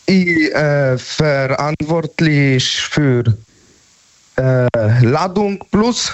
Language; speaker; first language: German; non-native, learner; Polish